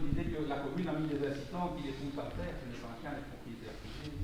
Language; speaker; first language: French; native; French